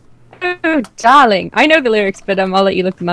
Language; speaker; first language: English; native; English